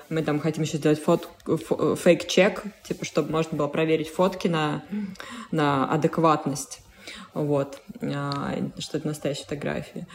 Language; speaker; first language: Russian; native; Russian